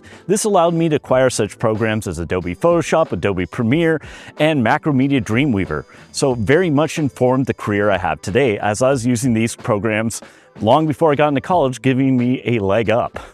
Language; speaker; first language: English; native; English